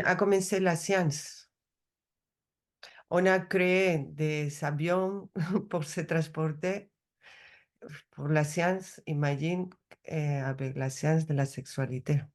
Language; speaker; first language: French; non-native, learner; Spanish